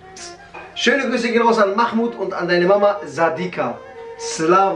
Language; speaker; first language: German; early bilingual, other home language; Kurdish